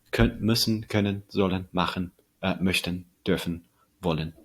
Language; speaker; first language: German; non-native, fluent; English